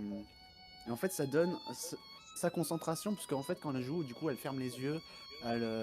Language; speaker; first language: French; native; French